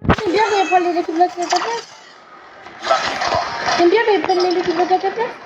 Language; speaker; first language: French; native; French